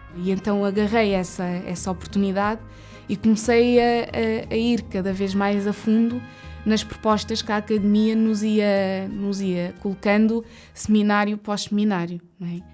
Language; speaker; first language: Portuguese; early bilingual, other home language; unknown